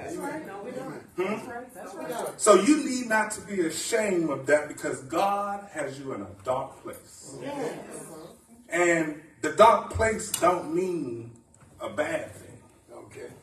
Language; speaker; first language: English; native; English